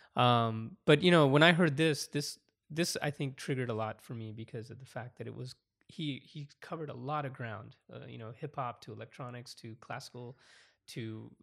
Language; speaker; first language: English; early bilingual, other home language; Hindi